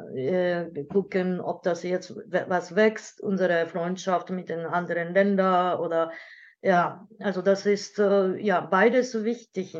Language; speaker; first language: German; non-native, learner; Japanese